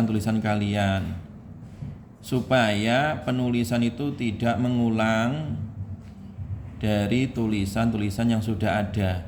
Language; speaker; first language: Indonesian; native; Indonesian